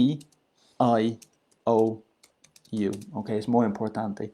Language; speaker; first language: Spanish; non-native, learner; English